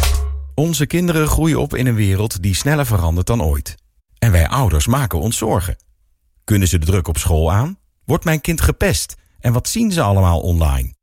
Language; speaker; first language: Dutch; native; Dutch